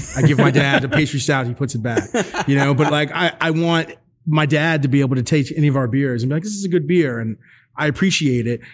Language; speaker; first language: English; native; English